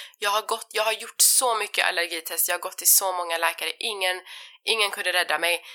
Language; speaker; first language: Swedish; early bilingual, other home language; Persian